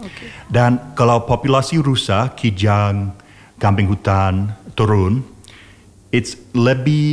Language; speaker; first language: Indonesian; non-native, learner; English